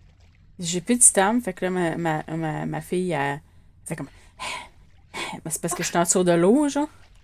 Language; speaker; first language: French; native; French